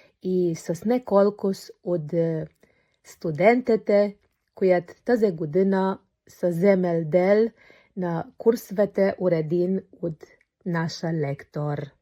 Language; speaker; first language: Bulgarian; native; Bulgarian